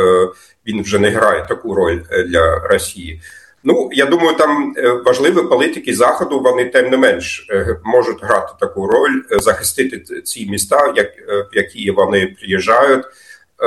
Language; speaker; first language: Ukrainian; non-native, fluent; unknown